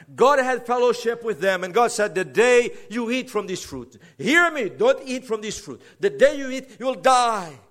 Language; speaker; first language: English; non-native, fluent; Portuguese